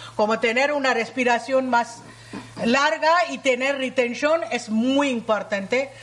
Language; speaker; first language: Spanish; non-native, learner; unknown